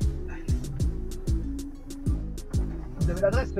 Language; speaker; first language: French; native; French